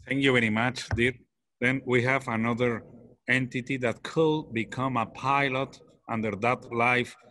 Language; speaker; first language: English; non-native, fluent; Spanish